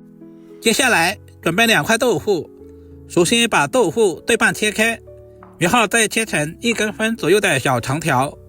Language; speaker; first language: Chinese; native; Chinese